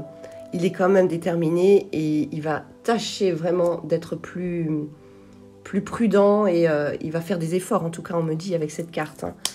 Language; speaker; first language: French; native; French